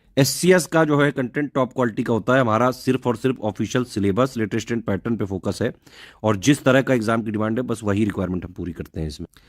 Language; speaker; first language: Hindi; native; Hindi